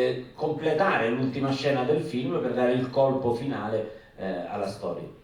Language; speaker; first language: Italian; native; Italian